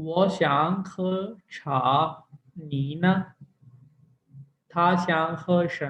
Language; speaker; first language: Chinese; non-native, learner; Urdu